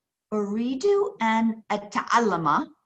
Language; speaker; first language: Arabic; non-native, fluent; English